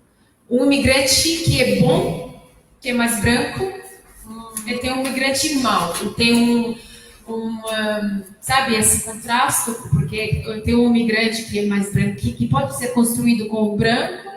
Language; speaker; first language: Portuguese; non-native, fluent; Arabic